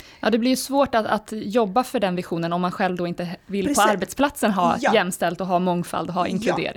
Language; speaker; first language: Swedish; native; Swedish